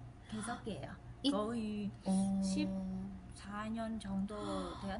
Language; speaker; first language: Korean; non-native, fluent; Vietnamese